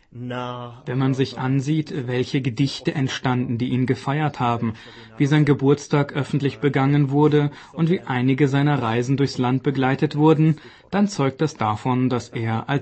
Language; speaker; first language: German; native; German